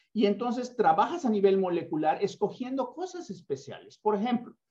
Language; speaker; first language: Spanish; native; Spanish